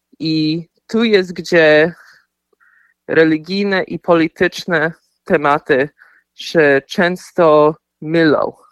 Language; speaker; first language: Polish; early bilingual, heritage; Polish